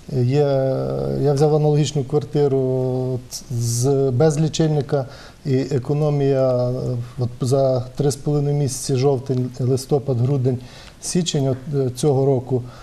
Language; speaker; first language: Ukrainian; native; Ukrainian